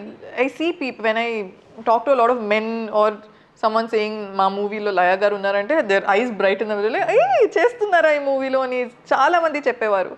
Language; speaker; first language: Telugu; non-native, fluent; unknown